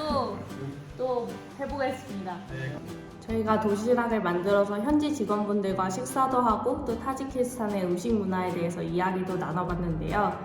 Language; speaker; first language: Korean; native; Korean